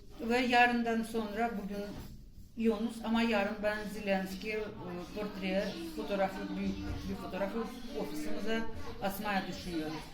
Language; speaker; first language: Turkish; non-native, fluent; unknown